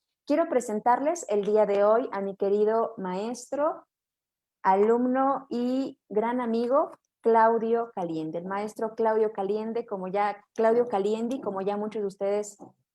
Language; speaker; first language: Spanish; native; Spanish